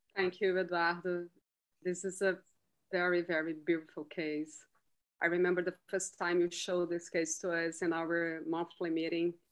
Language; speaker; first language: English; non-native, fluent; Portuguese